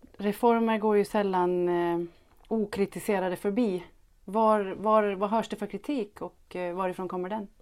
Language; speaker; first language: Swedish; native; Swedish